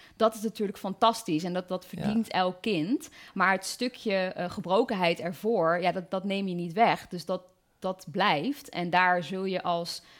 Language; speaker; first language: Dutch; native; Dutch